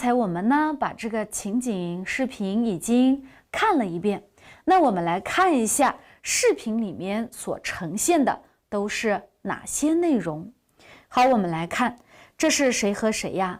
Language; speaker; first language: Chinese; non-native, local second language; Uyghur